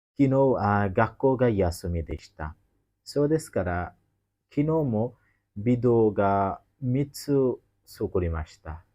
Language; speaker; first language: Japanese; non-native, learner; Bangla